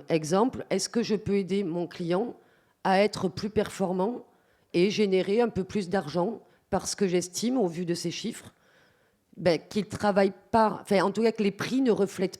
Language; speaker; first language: French; native; French